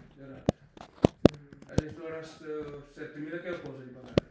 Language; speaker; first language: Italian; non-native, learner; Punjabi